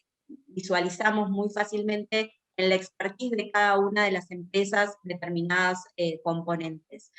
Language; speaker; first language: Spanish; native; Spanish